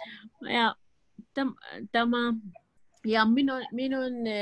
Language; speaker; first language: Finnish; non-native, learner; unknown